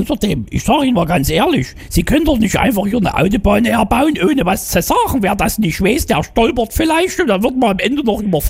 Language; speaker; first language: German; native; German